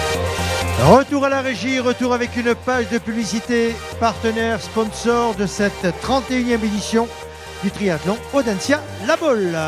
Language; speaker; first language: French; native; French